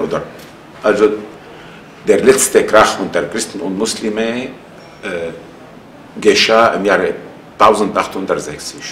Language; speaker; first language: German; non-native, fluent; Arabic